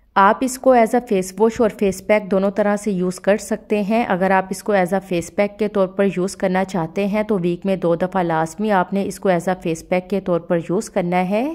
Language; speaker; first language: Urdu; native; Urdu